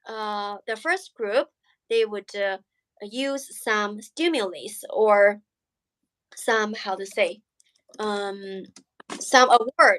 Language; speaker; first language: English; non-native, learner; Chinese